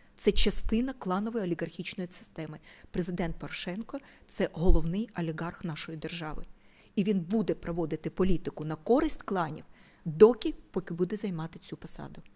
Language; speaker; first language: Ukrainian; non-native, local second language; Russian